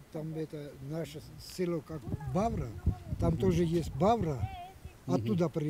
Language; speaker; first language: Russian; non-native, local second language; Turkish